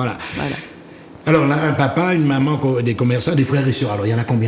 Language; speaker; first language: French; native; French